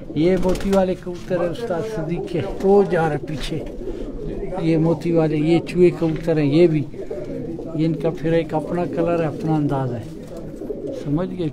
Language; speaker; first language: Urdu; non-native, local second language; Punjabi